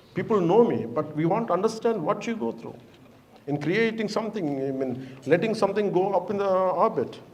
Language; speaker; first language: English; non-native, local second language; Telugu